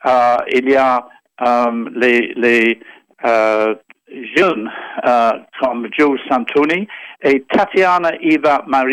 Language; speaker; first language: French; non-native, fluent; English